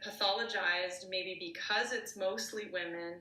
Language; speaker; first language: English; native; English